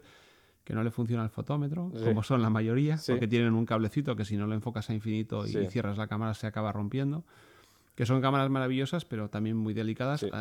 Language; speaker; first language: Spanish; native; Spanish